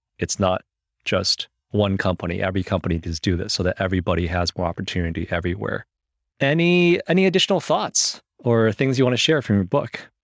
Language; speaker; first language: English; early bilingual, other home language; Chinese